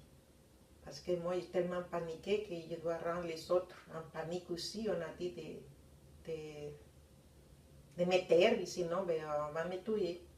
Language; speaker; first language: French; non-native, fluent; Spanish